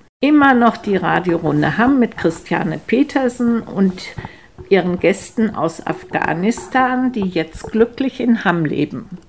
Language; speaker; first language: German; native; German